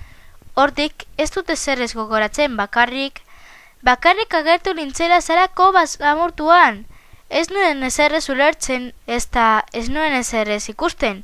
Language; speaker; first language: Basque; non-native, local second language; Spanish